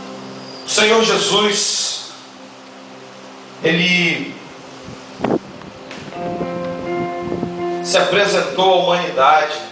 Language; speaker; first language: Portuguese; native; Portuguese